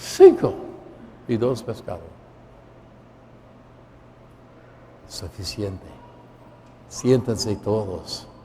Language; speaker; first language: Spanish; non-native, fluent; English